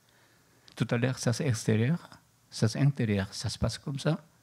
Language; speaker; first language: French; non-native, learner; Korean